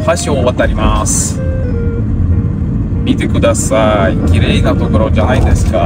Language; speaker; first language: Japanese; non-native, learner; Russian